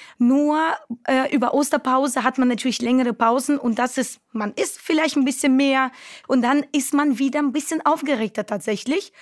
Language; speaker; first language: German; non-native, fluent; Romanian